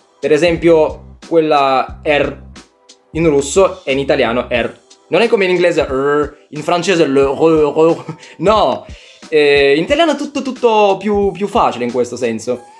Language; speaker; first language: Italian; non-native, fluent; Russian